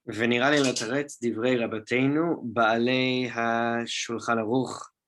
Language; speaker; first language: Hebrew; non-native, fluent; English